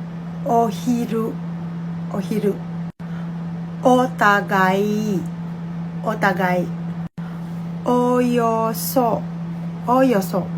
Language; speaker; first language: Japanese; non-native, fluent; Filipino